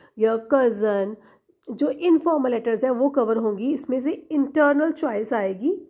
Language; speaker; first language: Hindi; non-native, local second language; Punjabi